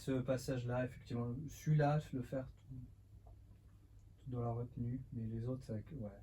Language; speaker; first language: French; native; French